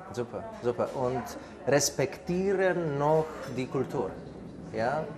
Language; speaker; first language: German; non-native, fluent; Polish